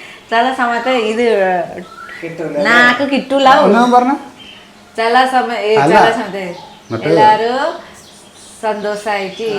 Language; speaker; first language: Malayalam; non-native, fluent; Nepali